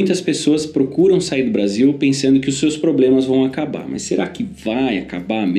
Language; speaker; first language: Portuguese; native; Portuguese